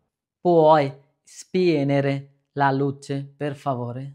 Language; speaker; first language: Italian; non-native, learner; Bangla